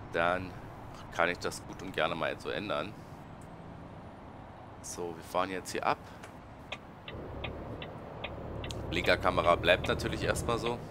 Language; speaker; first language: German; native; German